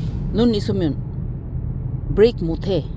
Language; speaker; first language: Korean; non-native, learner; Filipino